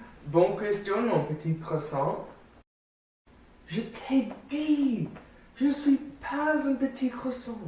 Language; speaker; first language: French; non-native, learner; English